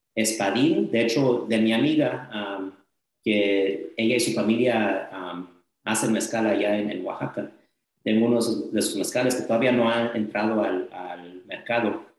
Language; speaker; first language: Spanish; early bilingual, heritage; Spanish